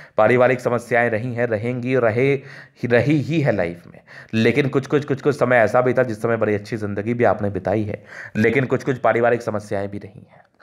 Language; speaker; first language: Hindi; native; Hindi